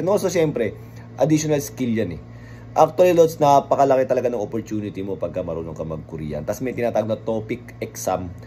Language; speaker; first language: Filipino; native; Filipino